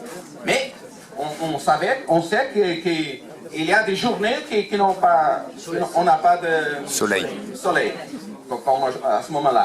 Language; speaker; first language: French; non-native, learner; Portuguese